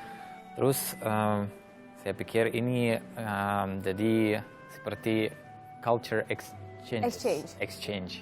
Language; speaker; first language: Indonesian; non-native, learner; Russian